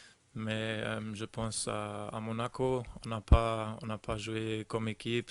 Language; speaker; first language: French; non-native, fluent; German